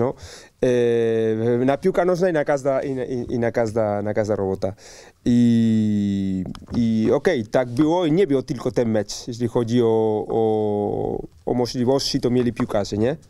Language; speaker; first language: Polish; non-native, learner; Spanish